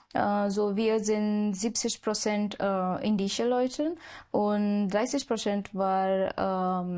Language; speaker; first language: German; non-native, learner; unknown